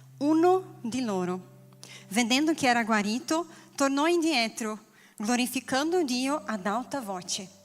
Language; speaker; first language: Italian; non-native, learner; Portuguese